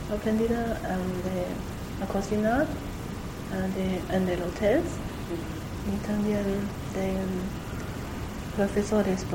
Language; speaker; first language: Spanish; non-native, learner; German